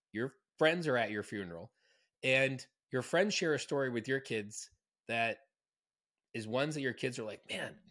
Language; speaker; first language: English; native; English